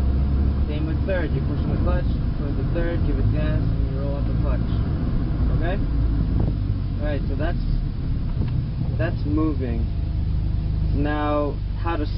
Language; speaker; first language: English; native; English